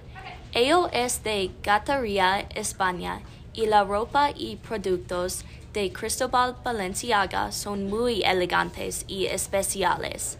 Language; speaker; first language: Spanish; non-native, learner; English